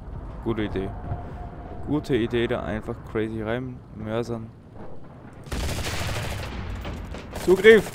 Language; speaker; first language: German; native; German